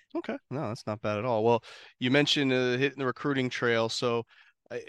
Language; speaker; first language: English; native; English